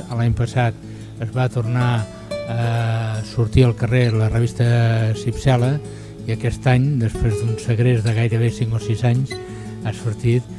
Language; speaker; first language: Catalan; native; Catalan